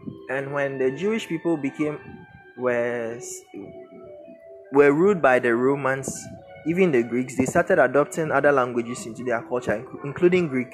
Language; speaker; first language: English; non-native, local second language; Akan